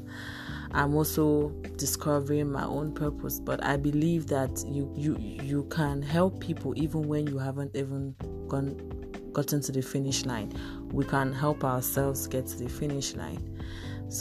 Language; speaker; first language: English; non-native, local second language; Igbo